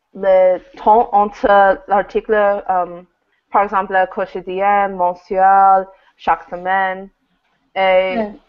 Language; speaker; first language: French; non-native, learner; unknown